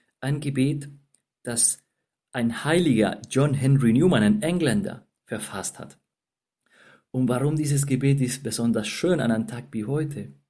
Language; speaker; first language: German; non-native, fluent; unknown